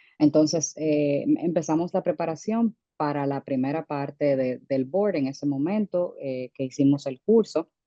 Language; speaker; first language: Spanish; early bilingual, heritage; Spanish